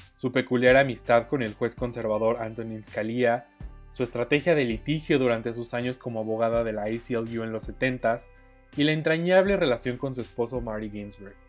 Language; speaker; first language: Spanish; native; Spanish